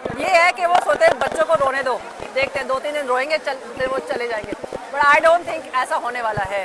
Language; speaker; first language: Hindi; native; Hindi